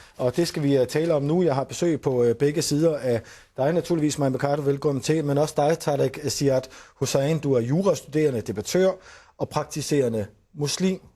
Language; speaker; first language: Danish; native; Danish